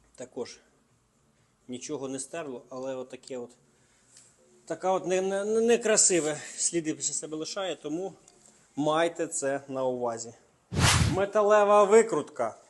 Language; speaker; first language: Ukrainian; non-native, local second language; Russian